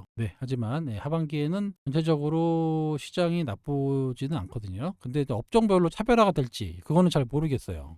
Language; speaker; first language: Korean; native; Korean